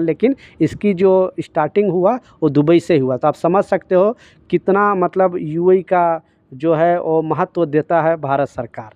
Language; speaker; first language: Hindi; native; Hindi